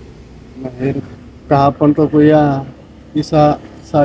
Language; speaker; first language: Filipino; non-native, learner; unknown